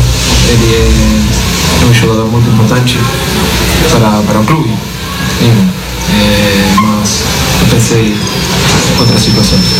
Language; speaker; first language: Portuguese; non-native, fluent; Spanish